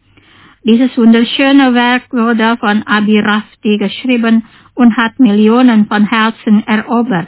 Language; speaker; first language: German; non-native, fluent; Indonesian